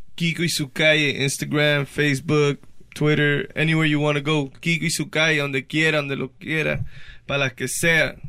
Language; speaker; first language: Spanish; early bilingual, heritage; Spanish